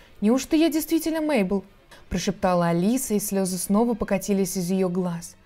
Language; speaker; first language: Russian; native; Russian